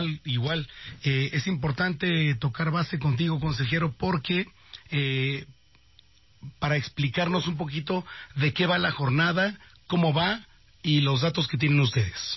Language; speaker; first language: Spanish; native; Spanish